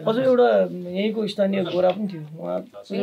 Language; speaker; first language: Nepali; native; Nepali